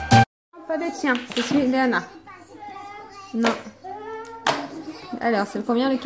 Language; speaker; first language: French; native; French